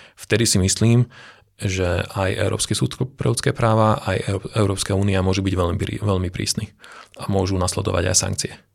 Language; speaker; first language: Slovak; non-native, local second language; Hungarian